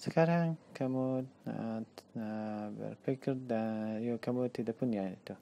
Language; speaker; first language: Indonesian; non-native, learner; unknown